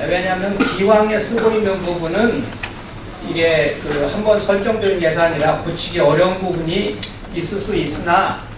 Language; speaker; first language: Korean; native; Korean